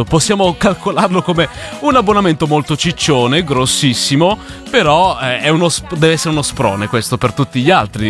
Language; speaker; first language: Italian; native; Italian